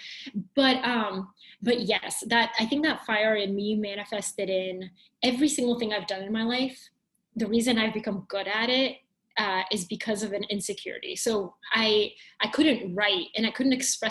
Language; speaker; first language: English; early bilingual, other home language; Bulgarian